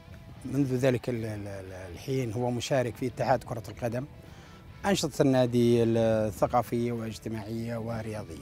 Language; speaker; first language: Arabic; native; Arabic